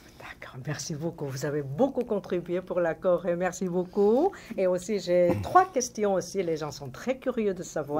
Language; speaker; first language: French; non-native, learner; Korean